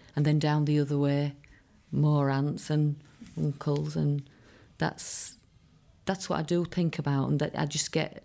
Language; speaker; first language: English; early bilingual, other home language; Irish